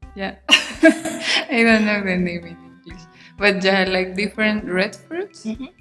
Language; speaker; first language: English; non-native, fluent; Spanish